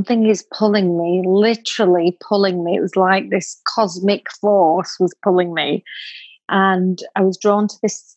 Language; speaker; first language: English; native; English